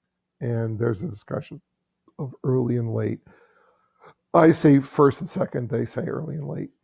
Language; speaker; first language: English; native; English